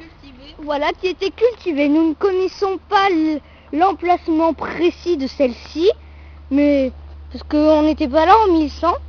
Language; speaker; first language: French; native; French